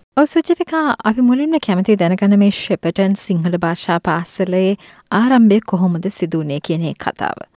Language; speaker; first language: Sinhala; native; Sinhala